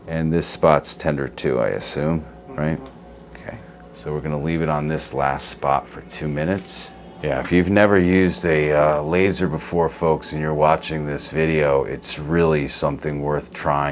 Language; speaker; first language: English; native; English